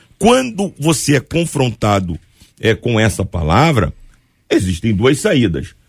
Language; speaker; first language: Portuguese; native; Portuguese